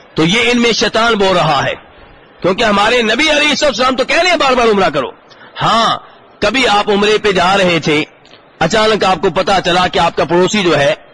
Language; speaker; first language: Urdu; native; Urdu